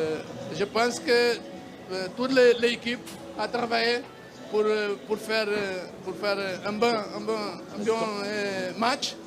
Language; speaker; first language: French; non-native, learner; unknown